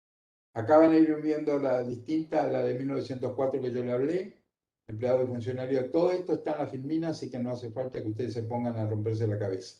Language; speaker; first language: Spanish; native; Spanish